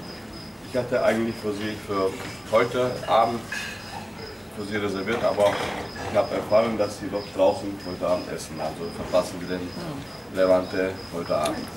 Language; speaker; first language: German; non-native, fluent; Turkish